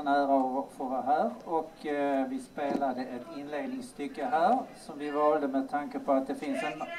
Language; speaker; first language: Swedish; native; Swedish